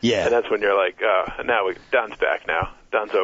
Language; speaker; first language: English; native; English